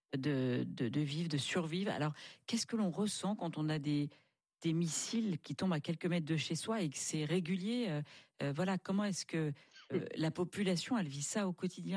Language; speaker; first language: French; native; French